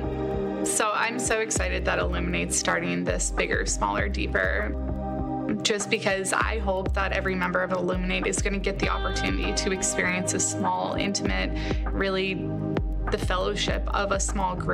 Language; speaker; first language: English; native; English